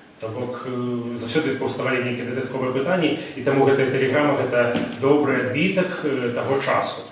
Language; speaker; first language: Belarusian; non-native, local second language; Russian